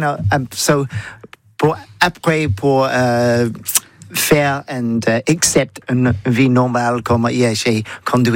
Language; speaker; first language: French; non-native, learner; English